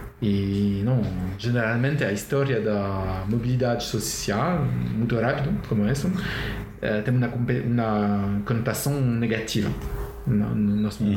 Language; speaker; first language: Portuguese; non-native, learner; French